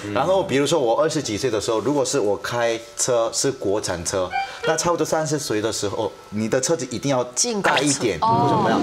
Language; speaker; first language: Chinese; non-native, fluent; Korean